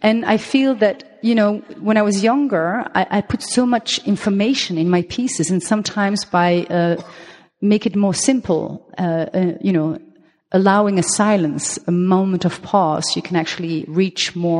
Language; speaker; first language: English; non-native, fluent; French